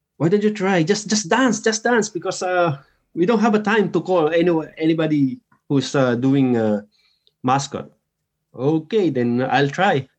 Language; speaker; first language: English; non-native, local second language; Filipino